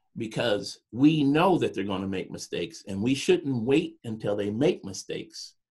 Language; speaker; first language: English; native; English